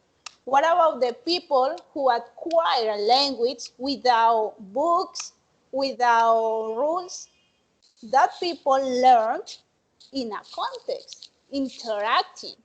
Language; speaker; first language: English; non-native, learner; Spanish